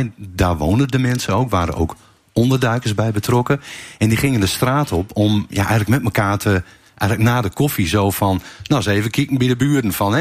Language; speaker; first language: Dutch; native; Dutch